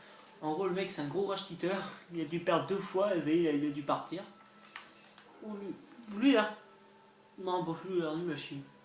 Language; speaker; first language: French; native; French